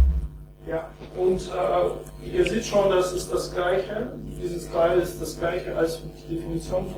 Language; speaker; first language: German; non-native, fluent; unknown